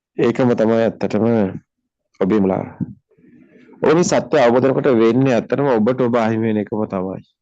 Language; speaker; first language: Sinhala; native; Sinhala